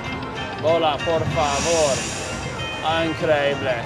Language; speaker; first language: Spanish; non-native, learner; English